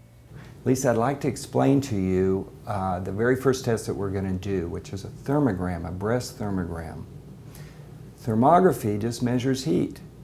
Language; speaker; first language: English; native; English